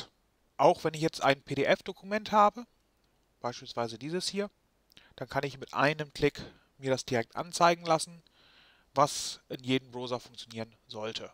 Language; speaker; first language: German; native; German